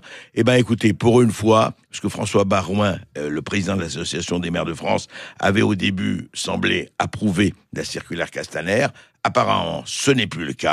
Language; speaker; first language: French; native; French